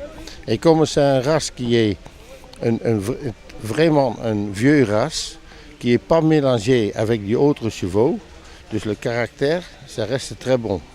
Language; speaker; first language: French; non-native, fluent; Dutch